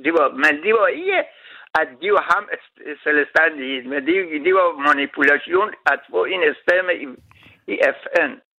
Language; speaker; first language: Danish; non-native, learner; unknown